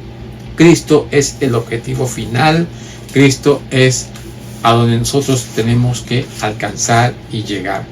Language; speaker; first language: Spanish; native; Spanish